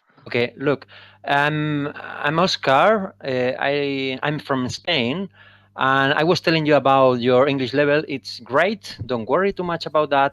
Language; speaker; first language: English; non-native, fluent; Spanish